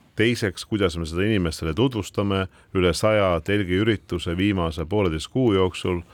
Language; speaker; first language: Estonian; native; Estonian